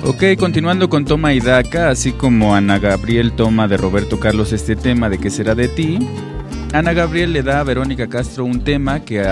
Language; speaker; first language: Spanish; native; Spanish